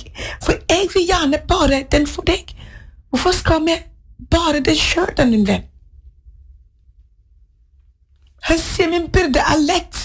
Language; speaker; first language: Norwegian; non-native, fluent; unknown